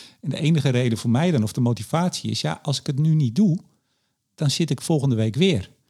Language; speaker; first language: Dutch; native; Dutch